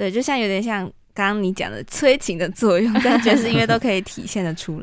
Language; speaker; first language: Chinese; native; Chinese